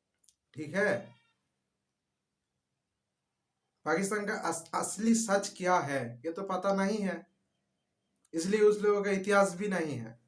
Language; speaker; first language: Hindi; non-native, local second language; Bangla